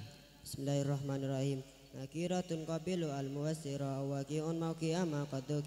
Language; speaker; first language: Arabic; non-native, learner; Madurese